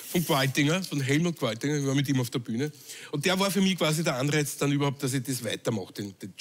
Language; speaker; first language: German; native; German